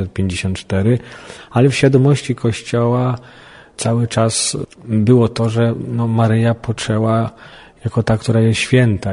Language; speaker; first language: Polish; native; Polish